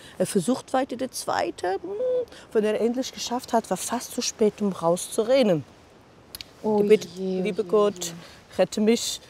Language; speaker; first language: German; non-native, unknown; Portuguese